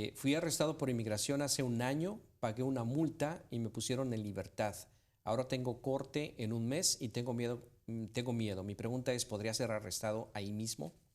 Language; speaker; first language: Spanish; native; Spanish